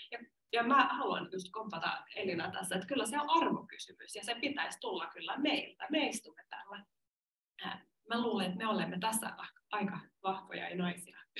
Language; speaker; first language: Finnish; non-native, local second language; Swedish